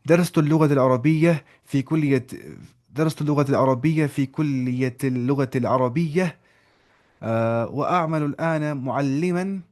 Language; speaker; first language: Arabic; non-native, fluent; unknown